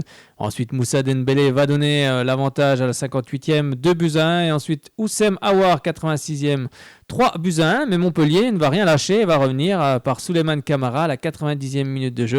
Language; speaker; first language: French; native; French